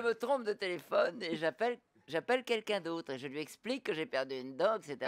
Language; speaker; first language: French; native; French